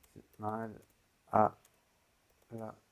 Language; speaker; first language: French; non-native, fluent; Sinhala